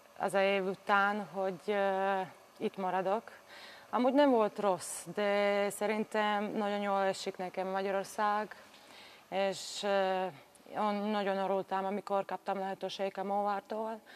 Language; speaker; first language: Hungarian; non-native, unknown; Serbian